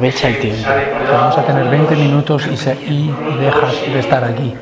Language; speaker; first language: Spanish; native; Spanish